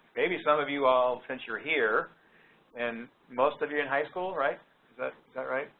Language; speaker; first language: English; native; English